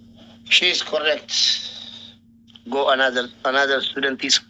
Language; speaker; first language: English; non-native, learner; Oromo